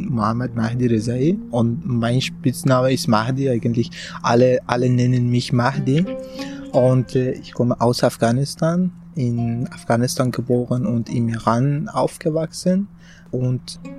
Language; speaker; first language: German; non-native, fluent; Persian